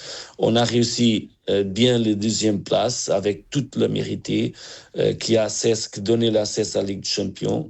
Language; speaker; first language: French; non-native, learner; Portuguese